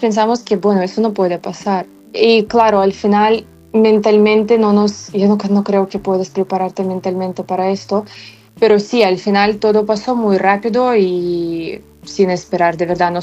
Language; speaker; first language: Spanish; non-native, fluent; Ukrainian